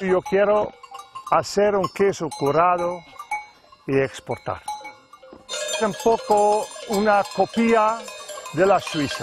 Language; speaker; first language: Spanish; non-native, learner; Dutch